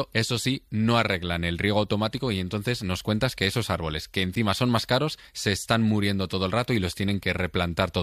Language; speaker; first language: Spanish; native; Spanish